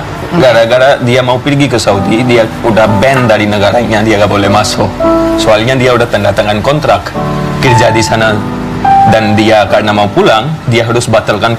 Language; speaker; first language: Indonesian; non-native, fluent; Hindi